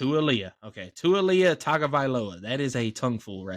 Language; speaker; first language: English; native; English